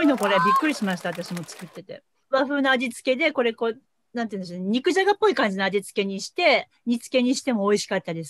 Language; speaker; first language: Japanese; native; Japanese